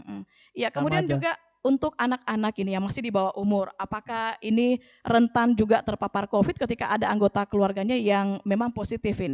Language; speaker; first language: Indonesian; native; Indonesian